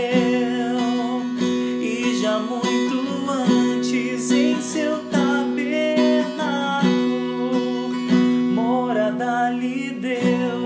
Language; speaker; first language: Portuguese; native; Portuguese